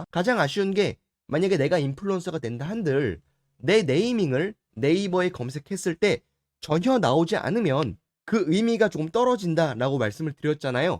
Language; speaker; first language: Korean; native; Korean